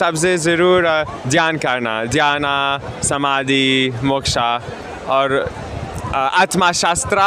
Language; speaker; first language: Hindi; non-native, learner; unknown